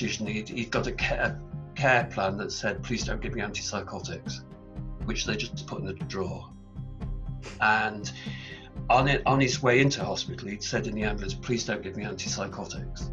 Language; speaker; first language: English; native; English